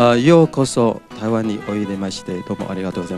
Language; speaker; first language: Japanese; non-native, learner; Min Nan Chinese